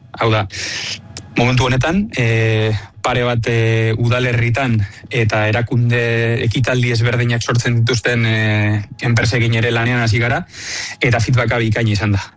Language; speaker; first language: Basque; native; Basque